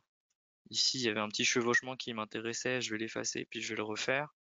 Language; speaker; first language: French; native; French